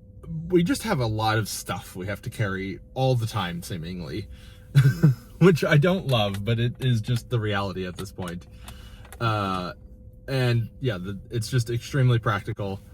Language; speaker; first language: English; native; English